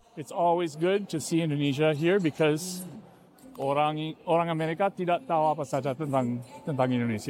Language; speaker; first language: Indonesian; non-native, fluent; English